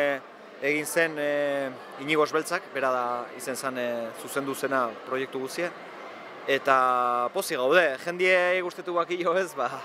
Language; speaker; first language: Basque; native; Basque